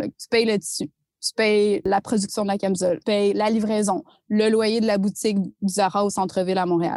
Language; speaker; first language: French; native; French